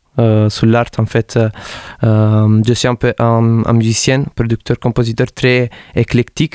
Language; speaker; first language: French; non-native, fluent; Italian